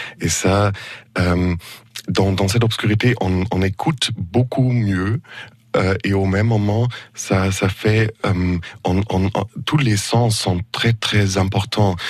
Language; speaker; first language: French; non-native, fluent; German